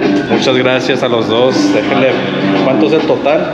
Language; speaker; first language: Spanish; early bilingual, heritage; Spanish